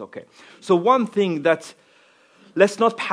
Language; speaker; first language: English; non-native, fluent; French